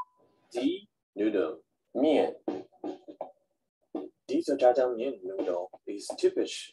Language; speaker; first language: German; non-native, learner; Chinese